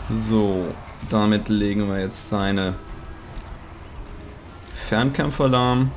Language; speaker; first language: German; native; German